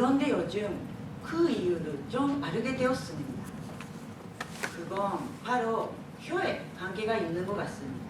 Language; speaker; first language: Korean; non-native, fluent; Japanese